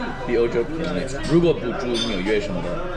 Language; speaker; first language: Chinese; non-native, fluent; English